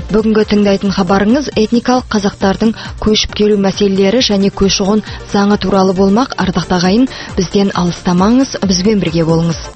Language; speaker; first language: Kazakh; native; Kazakh